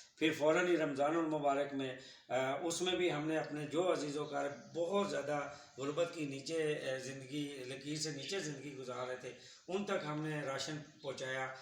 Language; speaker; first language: Urdu; non-native, local second language; Punjabi